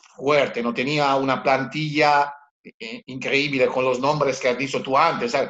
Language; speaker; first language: Spanish; non-native, learner; Italian